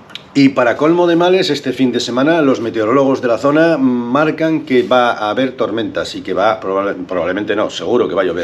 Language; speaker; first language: Spanish; native; Spanish